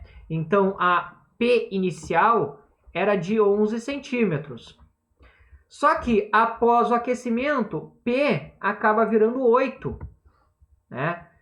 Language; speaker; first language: Portuguese; native; Portuguese